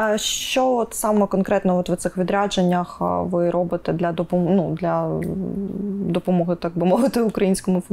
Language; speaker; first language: Ukrainian; native; Ukrainian